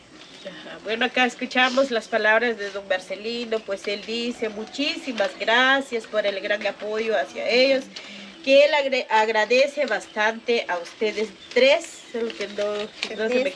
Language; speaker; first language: Spanish; non-native, local second language; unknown